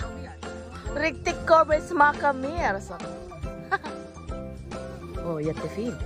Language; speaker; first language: Swedish; non-native, learner; Filipino